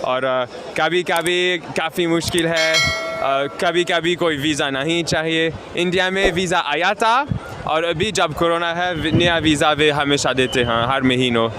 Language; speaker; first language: Hindi; non-native, learner; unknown